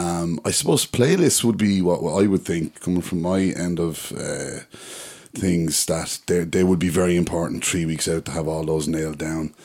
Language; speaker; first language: English; native; English